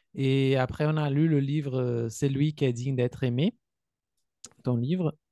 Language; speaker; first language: French; non-native, fluent; Portuguese